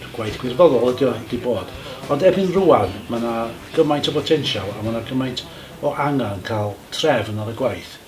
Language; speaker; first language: Welsh; native; Welsh